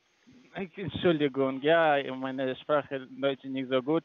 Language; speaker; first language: German; non-native, learner; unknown